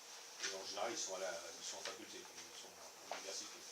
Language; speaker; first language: French; native; French